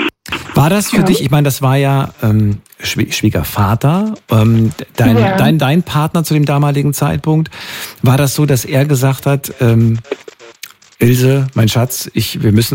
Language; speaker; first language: German; native; German